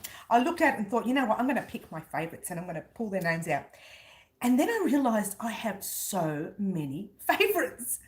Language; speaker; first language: English; native; English